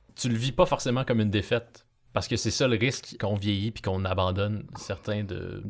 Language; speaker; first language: French; native; French